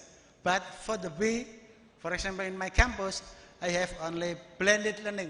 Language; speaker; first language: English; non-native, learner; Indonesian